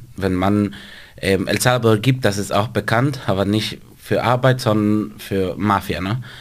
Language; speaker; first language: German; non-native, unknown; Spanish